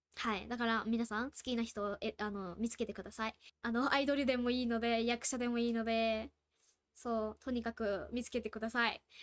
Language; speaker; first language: Japanese; non-native, fluent; Burmese